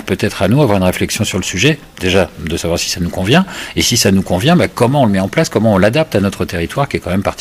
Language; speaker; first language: French; native; French